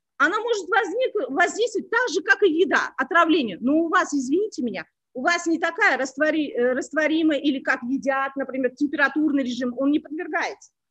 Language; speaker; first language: Russian; non-native, local second language; Uzbek